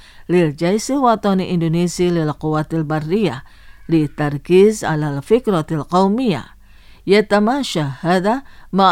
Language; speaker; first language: Arabic; non-native, fluent; Indonesian